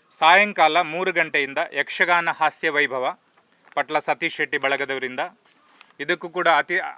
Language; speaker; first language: Kannada; native; Kannada